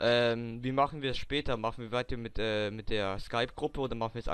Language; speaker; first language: German; native; German